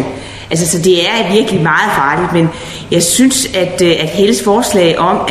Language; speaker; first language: Danish; native; Danish